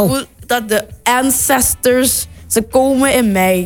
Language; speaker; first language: Dutch; non-native, local second language; Papiamento